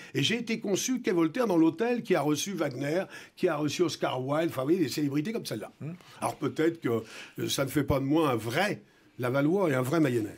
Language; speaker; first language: French; native; French